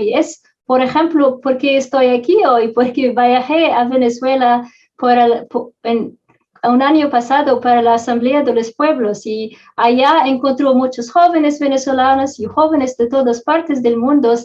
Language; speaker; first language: Spanish; non-native, fluent; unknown